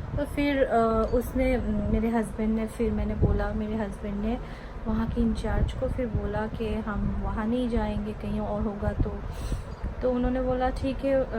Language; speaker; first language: Hindi; non-native, local second language; Bangla